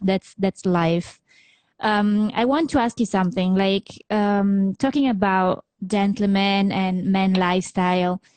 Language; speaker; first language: English; non-native, fluent; Italian